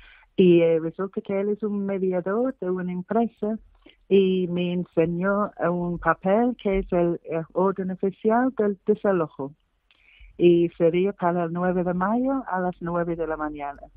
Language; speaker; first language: Spanish; non-native, fluent; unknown